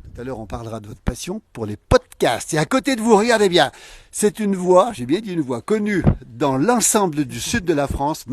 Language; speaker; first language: French; native; French